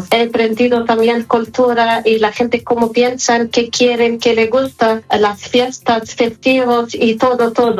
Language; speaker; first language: Spanish; non-native, fluent; Arabic